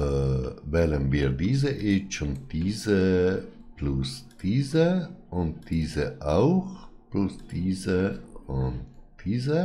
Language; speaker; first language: German; non-native, fluent; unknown